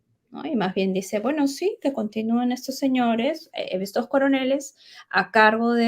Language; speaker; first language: Spanish; native; Spanish